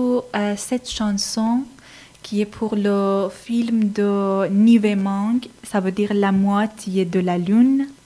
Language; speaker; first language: French; non-native, fluent; Persian